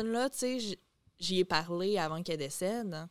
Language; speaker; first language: French; native; French